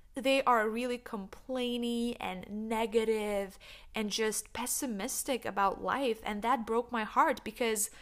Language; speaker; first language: English; non-native, fluent; Lithuanian